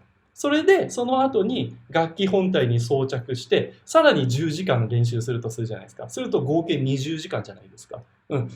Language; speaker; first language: Japanese; native; Japanese